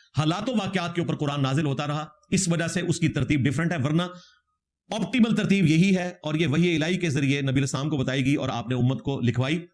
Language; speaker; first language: Urdu; native; Urdu